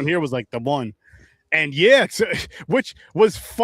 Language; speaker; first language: English; native; English